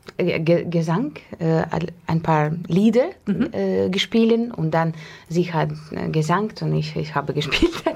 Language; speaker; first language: German; non-native, learner; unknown